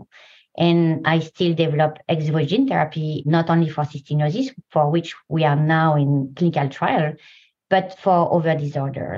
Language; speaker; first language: English; non-native, fluent; French